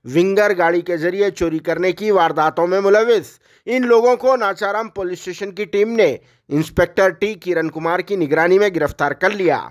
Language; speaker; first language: Hindi; non-native, local second language; Urdu